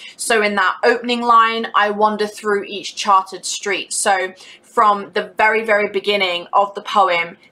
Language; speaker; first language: English; native; English